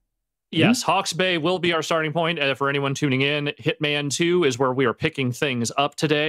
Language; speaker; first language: English; native; English